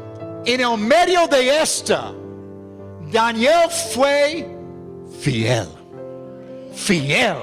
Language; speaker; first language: Spanish; non-native, fluent; English